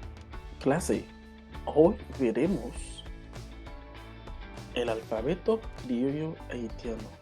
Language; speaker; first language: Spanish; non-native, local second language; Haitian Creole